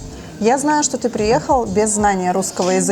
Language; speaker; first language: Russian; native; Russian